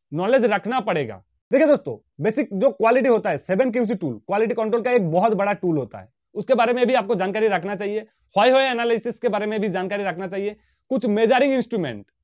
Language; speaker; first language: Hindi; non-native, local second language; Bangla